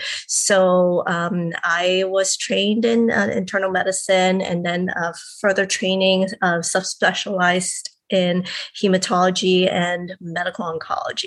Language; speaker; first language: English; non-native, local second language; Cantonese